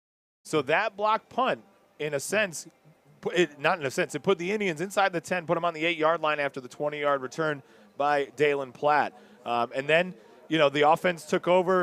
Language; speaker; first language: English; native; English